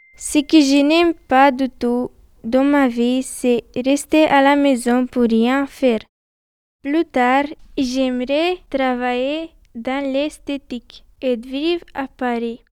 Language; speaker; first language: French; non-native, learner; Romanian